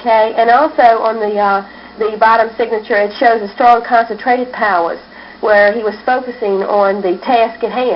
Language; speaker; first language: English; native; English